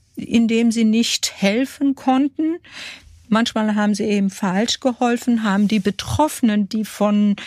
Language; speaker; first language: German; early bilingual, other home language; Kurdish